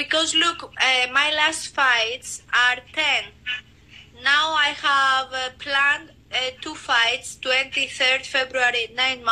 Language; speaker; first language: English; non-native, learner; Greek